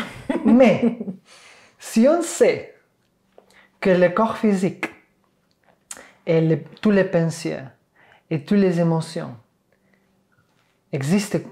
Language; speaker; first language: French; non-native, fluent; Catalan